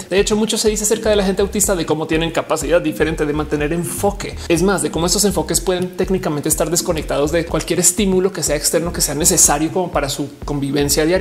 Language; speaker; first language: Spanish; native; Spanish